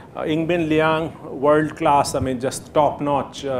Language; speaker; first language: English; non-native, local second language; Hindi